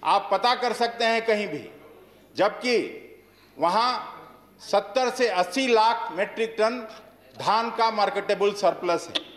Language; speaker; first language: Hindi; native; Hindi